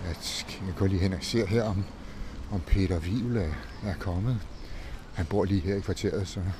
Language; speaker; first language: Danish; native; Danish